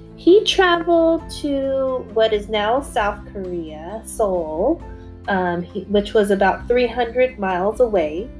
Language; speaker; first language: English; early bilingual, other home language; Korean